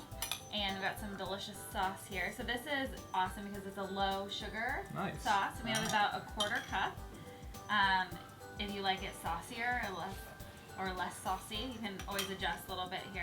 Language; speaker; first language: English; native; English